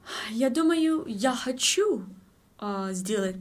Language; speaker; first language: Russian; non-native, learner; English